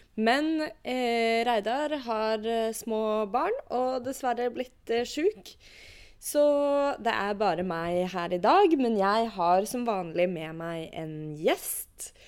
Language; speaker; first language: Norwegian; native; Norwegian